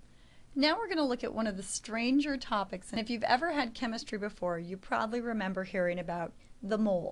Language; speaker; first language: English; native; English